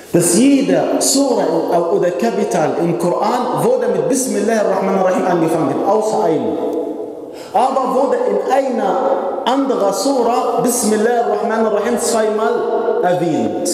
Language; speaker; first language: German; non-native, fluent; Arabic